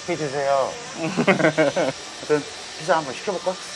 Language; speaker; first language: Korean; native; Korean